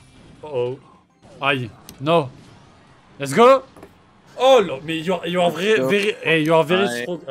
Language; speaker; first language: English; non-native, learner; French